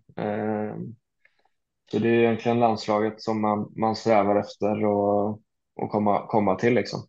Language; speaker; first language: Swedish; native; Swedish